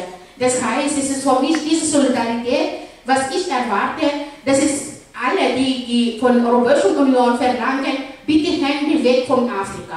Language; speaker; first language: German; non-native, fluent; Arabic